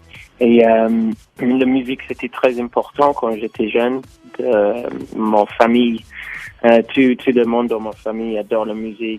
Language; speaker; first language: French; non-native, learner; English